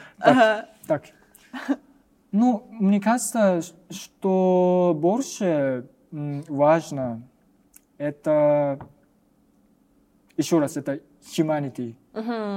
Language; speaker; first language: Russian; non-native, learner; Japanese